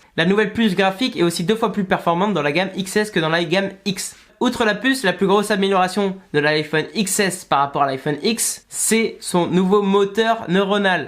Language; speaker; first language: French; native; French